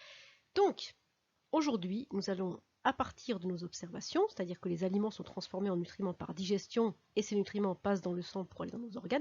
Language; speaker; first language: French; native; French